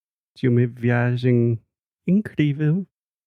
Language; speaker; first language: Portuguese; non-native, fluent; English